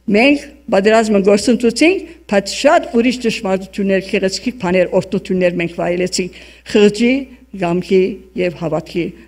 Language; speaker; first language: Armenian; early bilingual, heritage; Armenian